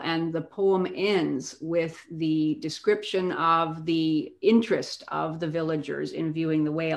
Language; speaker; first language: English; native; English